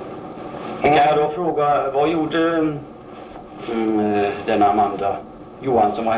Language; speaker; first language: Swedish; native; Swedish